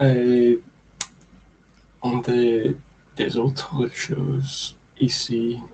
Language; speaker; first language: French; non-native, learner; English